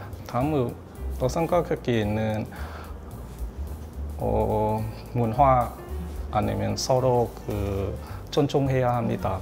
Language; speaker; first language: Korean; non-native, learner; Vietnamese